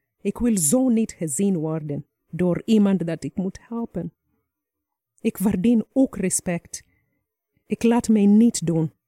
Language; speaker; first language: Dutch; non-native, fluent; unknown